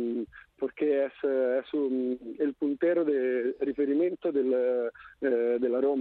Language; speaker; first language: Spanish; non-native, fluent; Italian